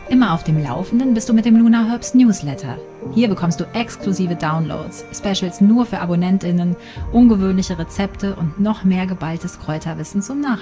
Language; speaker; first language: German; native; German